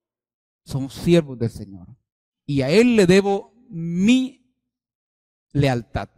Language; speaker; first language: Spanish; native; Spanish